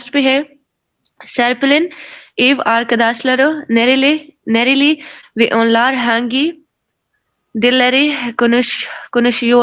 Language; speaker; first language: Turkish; non-native, learner; Urdu